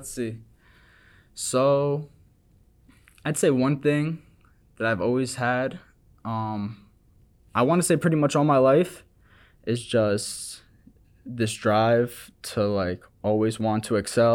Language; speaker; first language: English; native; English